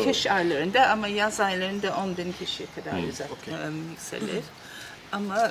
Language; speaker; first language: Turkish; non-native, learner; Italian